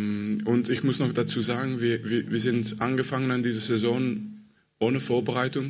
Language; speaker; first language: German; non-native, fluent; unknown